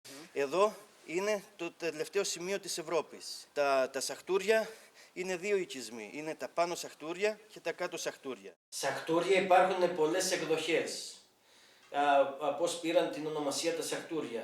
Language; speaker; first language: Greek; native; Greek